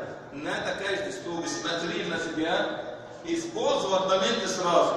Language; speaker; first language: Russian; non-native, fluent; Arabic